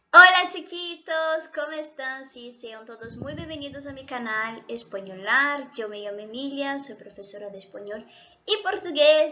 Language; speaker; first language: Spanish; non-native, fluent; Portuguese